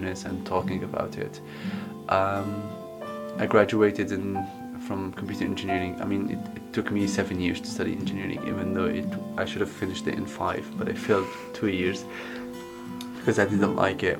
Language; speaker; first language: English; non-native, fluent; Arabic